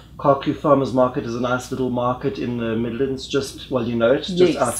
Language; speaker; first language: English; native; English